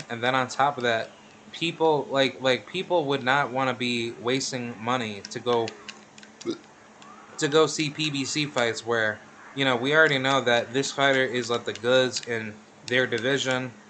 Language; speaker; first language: English; native; English